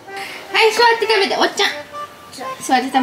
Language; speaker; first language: Japanese; native; Japanese